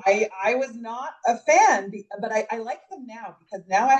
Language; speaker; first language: English; native; English